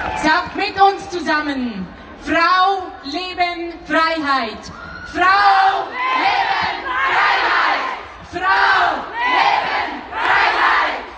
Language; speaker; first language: German; non-native, fluent; Persian